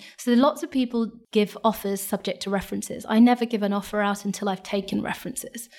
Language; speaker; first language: English; native; English